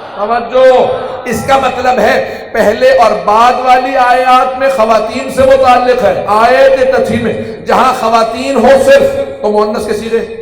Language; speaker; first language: Urdu; native; Urdu